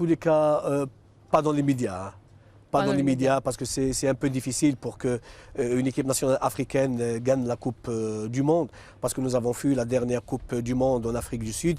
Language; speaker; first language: French; non-native, local second language; Arabic